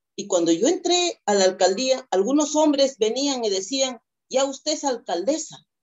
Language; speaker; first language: Spanish; non-native, local second language; Quechua